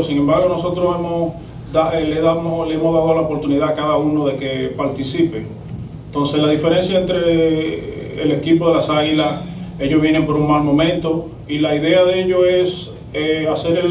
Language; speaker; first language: Spanish; native; Spanish